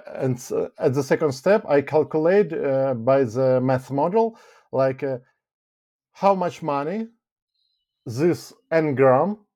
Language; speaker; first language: English; non-native, fluent; Ukrainian